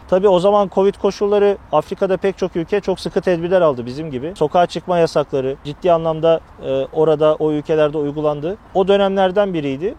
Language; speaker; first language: Turkish; native; Turkish